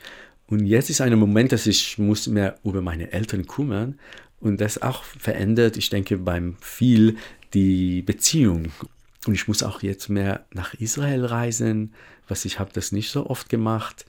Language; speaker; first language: German; non-native, fluent; Hebrew